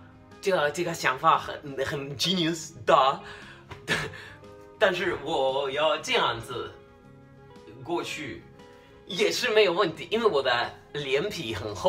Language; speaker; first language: Chinese; non-native, fluent; Spanish